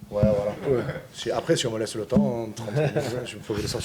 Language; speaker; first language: French; native; French